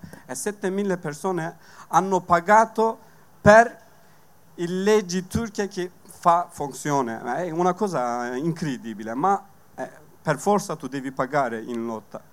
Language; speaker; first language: Italian; non-native, learner; Kurdish